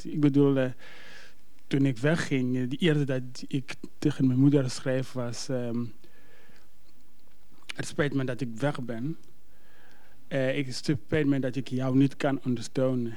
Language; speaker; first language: Dutch; non-native, fluent; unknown